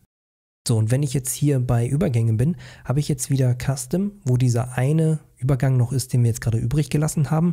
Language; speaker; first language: German; native; German